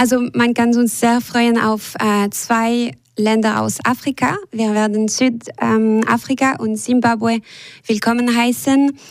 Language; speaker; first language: German; non-native, local second language; French